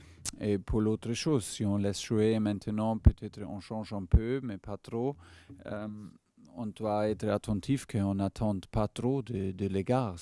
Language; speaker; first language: French; non-native, fluent; German